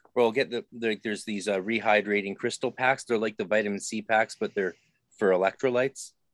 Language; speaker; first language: English; native; English